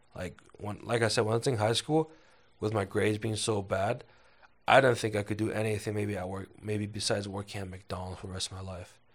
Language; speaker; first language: English; early bilingual, other home language; Chinese